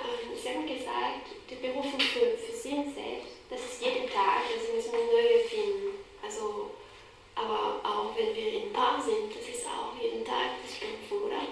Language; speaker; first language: German; non-native, learner; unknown